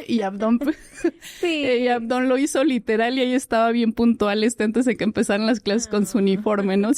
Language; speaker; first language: Spanish; native; Spanish